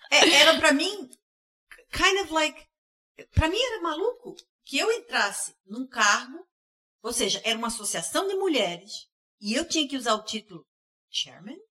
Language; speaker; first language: Portuguese; early bilingual, heritage; Portuguese